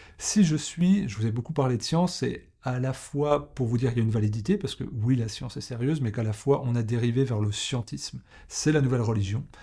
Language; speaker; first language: French; native; French